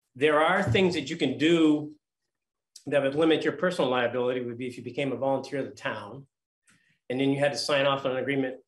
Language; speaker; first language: English; native; English